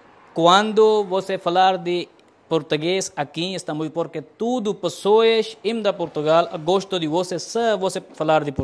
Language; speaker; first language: Portuguese; non-native, learner; Punjabi